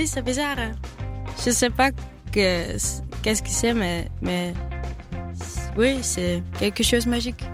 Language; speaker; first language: French; non-native, fluent; Dutch